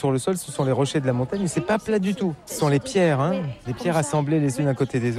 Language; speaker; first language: French; native; French